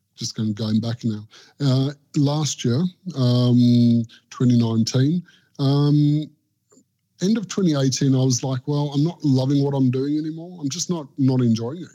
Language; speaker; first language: English; native; English